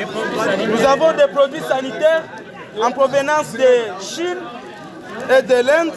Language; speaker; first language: French; non-native, local second language; Swahili